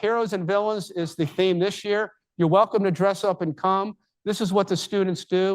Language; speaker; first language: English; native; English